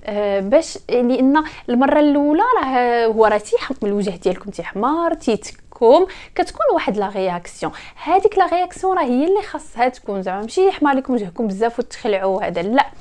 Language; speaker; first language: Arabic; native; Arabic